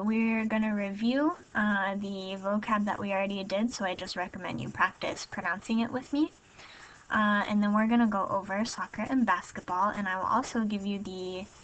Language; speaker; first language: English; native; English